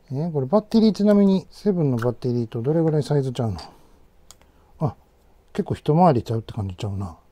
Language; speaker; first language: Japanese; native; Japanese